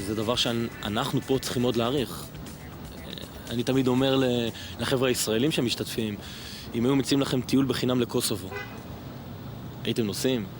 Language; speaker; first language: Hebrew; native; Hebrew